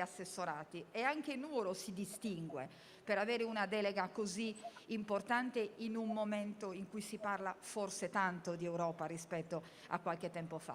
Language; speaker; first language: Italian; native; Italian